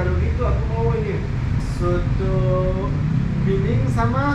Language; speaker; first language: Indonesian; non-native, learner; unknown